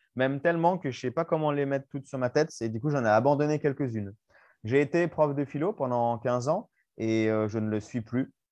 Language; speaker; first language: French; native; French